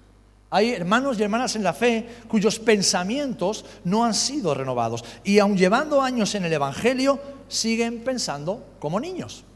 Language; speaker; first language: Spanish; native; Spanish